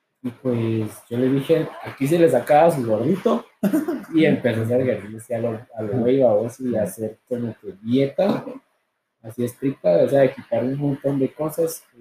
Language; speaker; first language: Spanish; native; Spanish